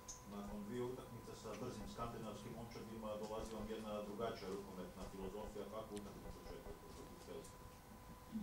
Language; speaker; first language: Croatian; native; Croatian